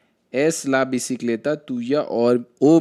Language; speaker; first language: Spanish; non-native, learner; Hindi